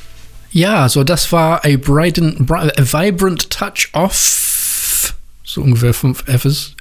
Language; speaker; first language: German; non-native, learner; English